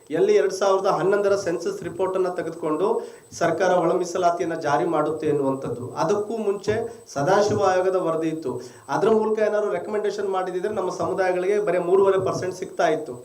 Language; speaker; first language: Kannada; non-native, local second language; Lambadi